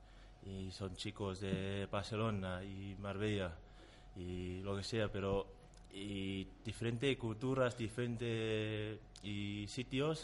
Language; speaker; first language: Spanish; non-native, learner; Tongan